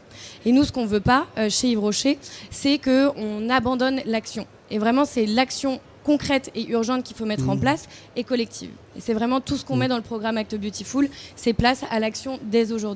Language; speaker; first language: French; native; French